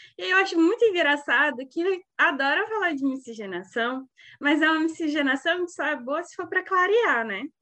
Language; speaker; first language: Portuguese; native; Portuguese